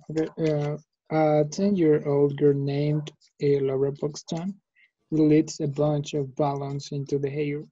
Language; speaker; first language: English; non-native, learner; Spanish